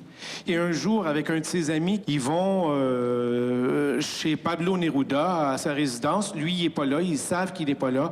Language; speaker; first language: French; native; French